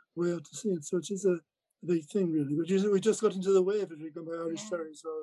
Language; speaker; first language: English; native; English